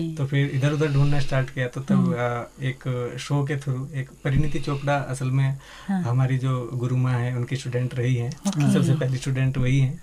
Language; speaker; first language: Hindi; native; Hindi